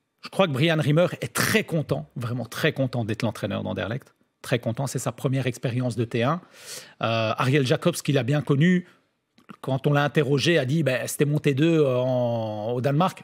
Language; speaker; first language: French; native; French